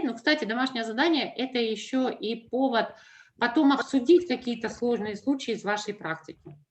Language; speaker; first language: Russian; native; Russian